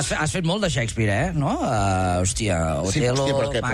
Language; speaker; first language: Catalan; native; Catalan